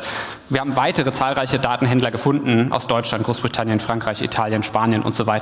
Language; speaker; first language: German; native; German